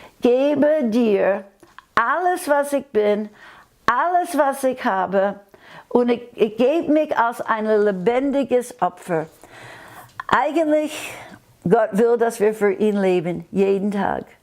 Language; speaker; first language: German; non-native, fluent; English